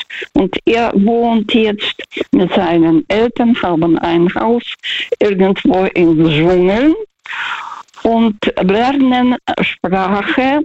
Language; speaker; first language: German; non-native, fluent; Russian